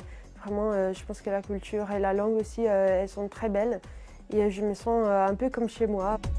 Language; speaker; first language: French; non-native, fluent; Italian